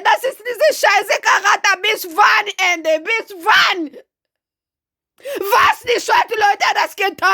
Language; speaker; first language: German; non-native, learner; Lingala